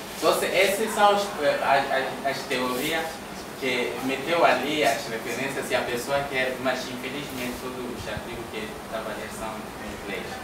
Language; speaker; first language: Portuguese; non-native, learner; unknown